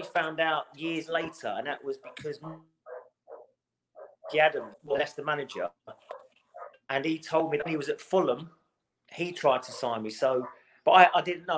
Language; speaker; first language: English; native; English